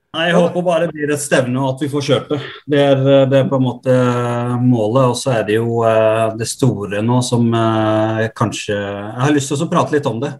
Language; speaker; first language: Norwegian; early bilingual, other home language; Arabic